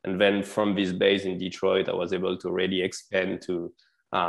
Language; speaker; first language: English; non-native, fluent; French